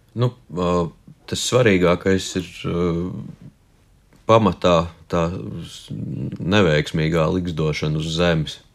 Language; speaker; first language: Latvian; native; Latvian